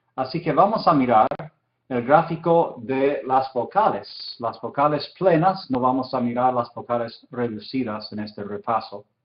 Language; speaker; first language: Spanish; non-native, fluent; English